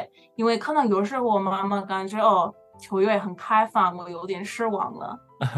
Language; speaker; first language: Chinese; non-native, learner; English